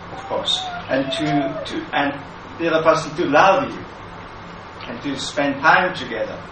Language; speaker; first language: English; non-native, fluent; Japanese